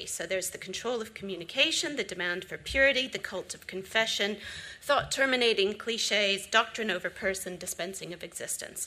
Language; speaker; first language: English; native; English